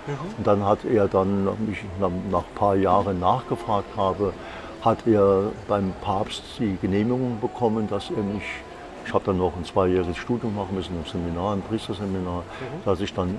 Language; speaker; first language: German; native; German